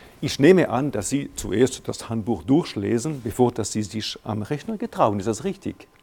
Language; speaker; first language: German; non-native, local second language; French